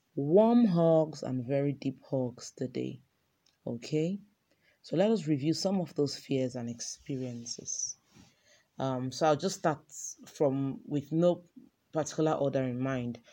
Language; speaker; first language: English; non-native, local second language; Yoruba